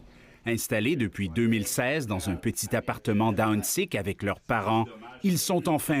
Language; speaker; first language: French; native; French